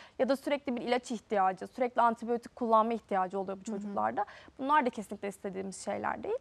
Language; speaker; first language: Turkish; native; Turkish